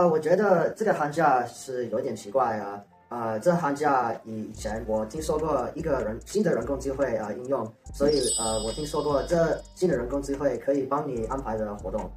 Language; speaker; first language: Chinese; non-native, learner; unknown